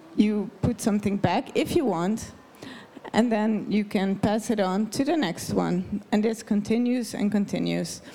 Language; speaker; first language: English; non-native, fluent; Dutch